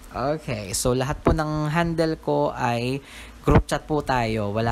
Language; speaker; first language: Filipino; native; Filipino